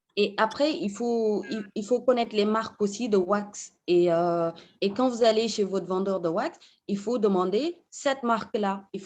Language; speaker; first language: French; non-native, local second language; Wolof